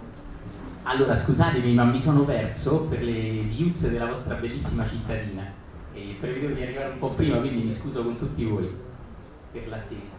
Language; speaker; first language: Italian; native; Italian